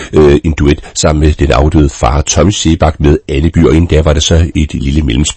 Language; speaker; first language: Danish; native; Danish